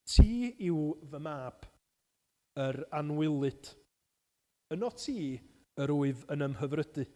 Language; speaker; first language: Welsh; native; Welsh